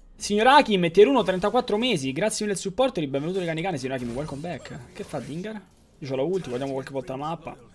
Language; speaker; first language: Italian; native; Italian